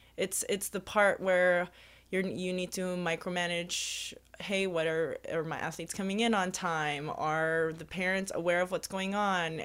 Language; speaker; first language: English; early bilingual, other home language; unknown